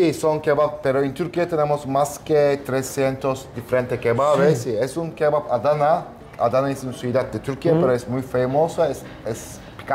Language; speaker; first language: Spanish; non-native, learner; Turkish